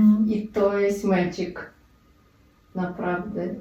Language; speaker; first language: Polish; non-native, fluent; Russian